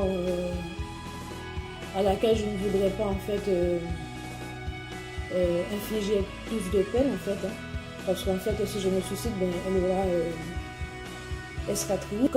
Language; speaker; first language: French; native; French